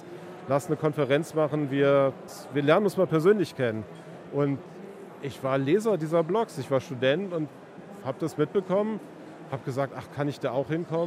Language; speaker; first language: German; native; German